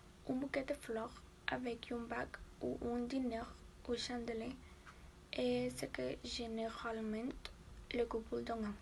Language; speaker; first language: French; non-native, learner; Spanish